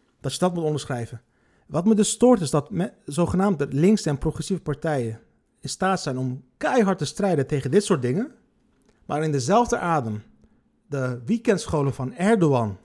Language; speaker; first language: Dutch; early bilingual, other home language; Turkish